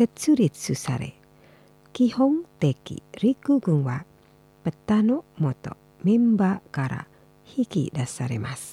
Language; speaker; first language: Japanese; non-native, fluent; Indonesian